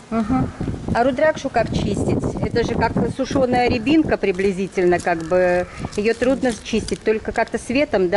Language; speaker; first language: Russian; native; Russian